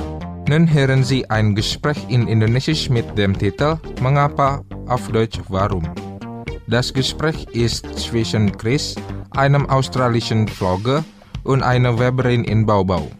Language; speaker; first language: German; non-native, fluent; Indonesian